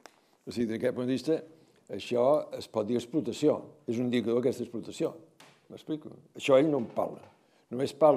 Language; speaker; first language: Catalan; native; Catalan